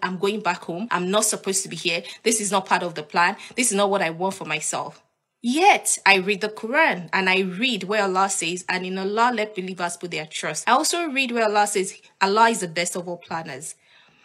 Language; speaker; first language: English; non-native, local second language; Yoruba